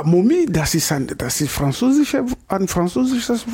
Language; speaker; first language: German; non-native, fluent; Lingala